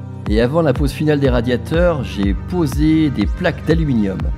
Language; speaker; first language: French; native; French